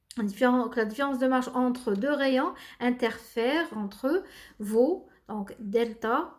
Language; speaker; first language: French; non-native, local second language; Arabic